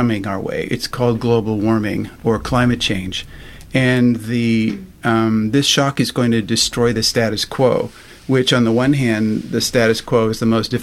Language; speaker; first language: English; native; English